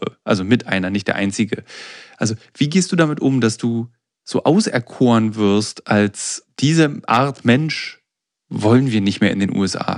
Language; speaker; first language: German; native; German